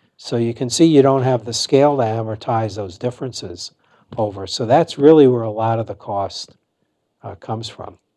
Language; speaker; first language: English; native; English